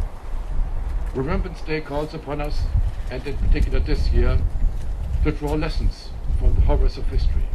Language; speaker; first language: English; non-native, fluent; German